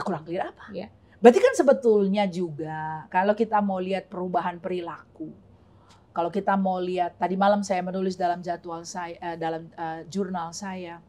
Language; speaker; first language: Indonesian; native; Indonesian